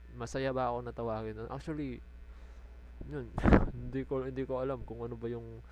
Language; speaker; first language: Filipino; non-native, local second language; Bikol